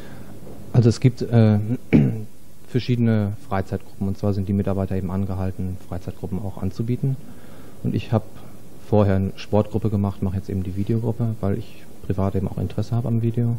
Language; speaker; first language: German; native; German